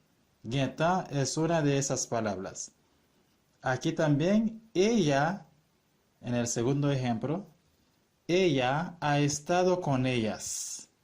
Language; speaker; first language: Spanish; non-native, fluent; Haitian Creole